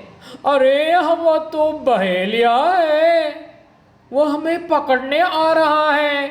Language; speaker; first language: Hindi; non-native, local second language; Kannada